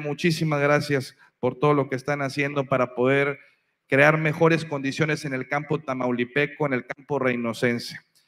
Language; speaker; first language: Spanish; native; Spanish